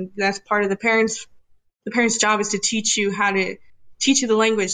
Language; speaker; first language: English; early bilingual, other home language; Spanish